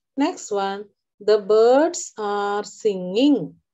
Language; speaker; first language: English; non-native, local second language; Malayalam